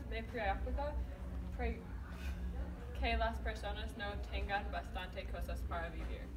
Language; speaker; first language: Spanish; non-native, learner; English